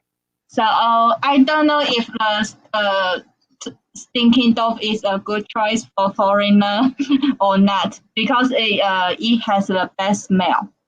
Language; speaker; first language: English; non-native, learner; Chinese